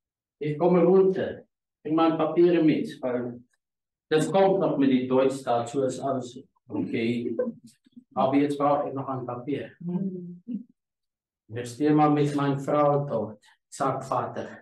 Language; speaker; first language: German; non-native, learner; Afrikaans